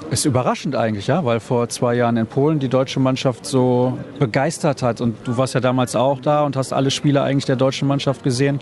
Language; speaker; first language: German; native; German